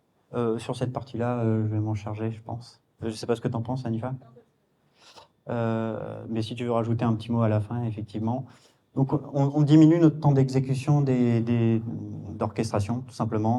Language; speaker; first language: French; native; French